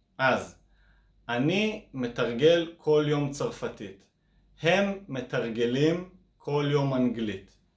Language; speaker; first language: Hebrew; native; Hebrew